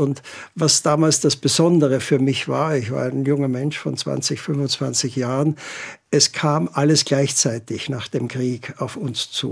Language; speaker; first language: German; native; German